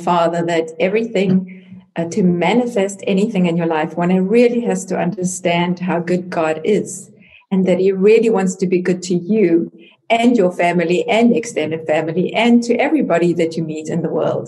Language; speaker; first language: English; non-native, local second language; Afrikaans